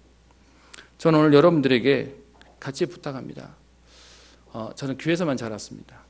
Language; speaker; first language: Korean; native; Korean